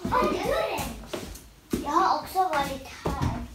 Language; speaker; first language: Swedish; non-native, learner; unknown